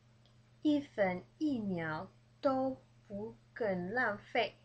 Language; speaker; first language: Chinese; early bilingual, heritage; Chinese